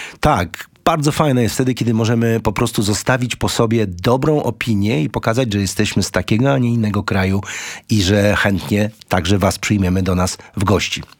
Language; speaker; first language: Polish; native; Polish